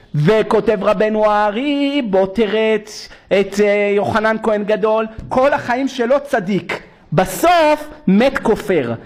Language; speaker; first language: Hebrew; native; Hebrew